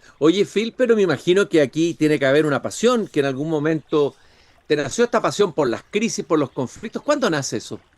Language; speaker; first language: Spanish; native; Spanish